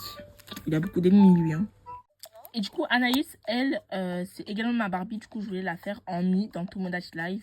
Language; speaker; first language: French; native; French